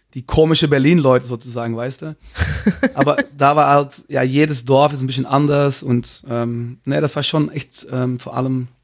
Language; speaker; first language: German; non-native, fluent; Dutch